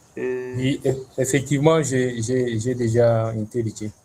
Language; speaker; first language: French; non-native, local second language; Swahili